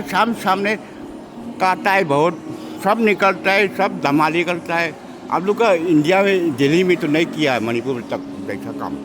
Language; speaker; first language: Hindi; non-native, local second language; Manipuri